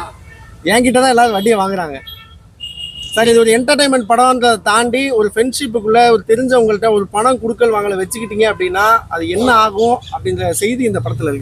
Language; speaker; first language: Tamil; native; Tamil